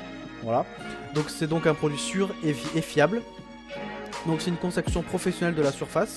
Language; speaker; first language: French; native; French